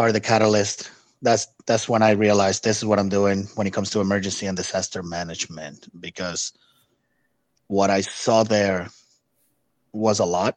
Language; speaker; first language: English; non-native, fluent; Spanish